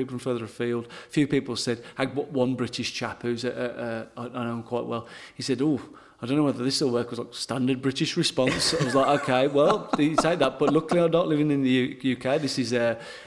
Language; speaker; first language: English; native; English